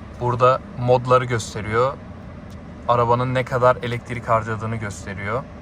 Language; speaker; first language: Turkish; native; Turkish